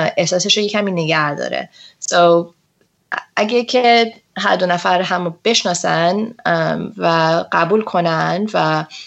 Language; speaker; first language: Persian; early bilingual, heritage; Persian